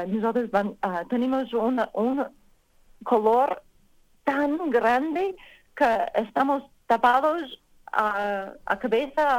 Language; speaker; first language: Spanish; non-native, learner; English